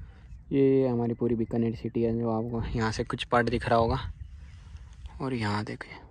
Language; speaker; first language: Hindi; native; Hindi